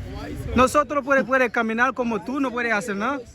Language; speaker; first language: Spanish; non-native, learner; Haitian Creole